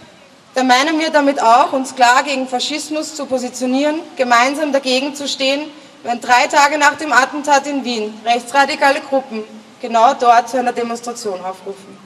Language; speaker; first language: German; native; German